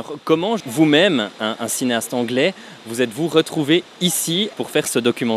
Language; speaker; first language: French; native; French